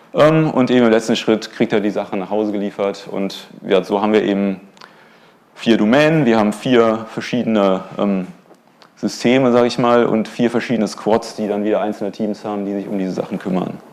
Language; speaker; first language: German; native; German